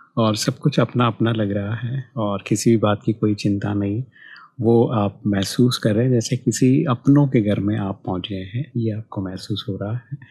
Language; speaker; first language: Hindi; native; Hindi